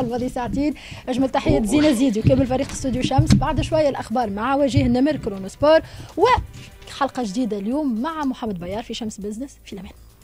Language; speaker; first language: Arabic; native; Arabic